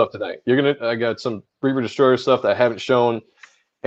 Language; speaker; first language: English; native; English